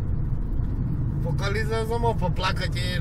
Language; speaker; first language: Romanian; native; Romanian